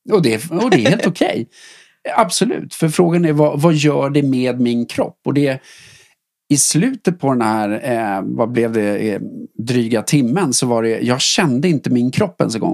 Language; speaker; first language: Swedish; native; Swedish